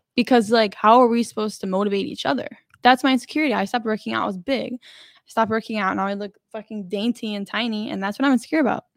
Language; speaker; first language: English; native; English